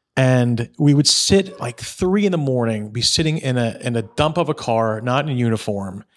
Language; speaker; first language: English; native; English